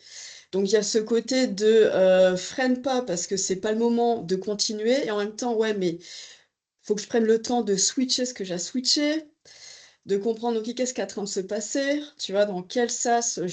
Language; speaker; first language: French; native; French